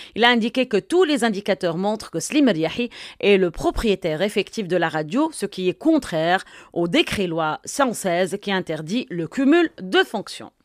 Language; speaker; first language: French; non-native, local second language; Arabic